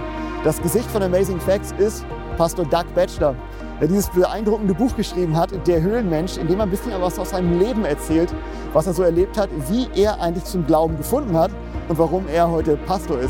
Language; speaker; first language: German; native; German